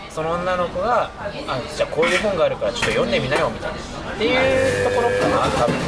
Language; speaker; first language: Japanese; native; Japanese